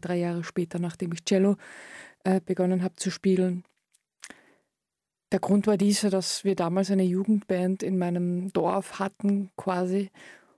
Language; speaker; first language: German; native; German